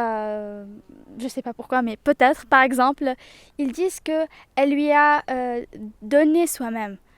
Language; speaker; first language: French; non-native, local second language; Arabic